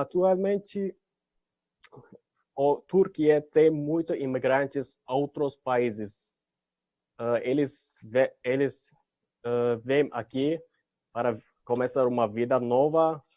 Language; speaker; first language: Portuguese; non-native, learner; Turkish